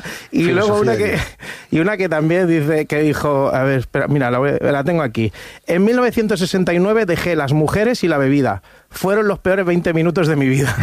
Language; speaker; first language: Spanish; native; Spanish